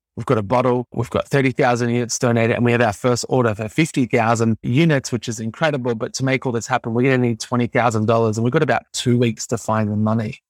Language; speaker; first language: English; native; English